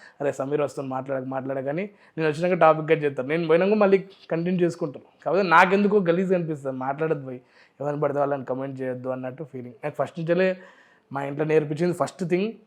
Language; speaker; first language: Telugu; non-native, local second language; Urdu